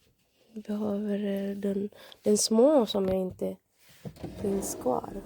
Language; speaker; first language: Swedish; non-native, learner; Indonesian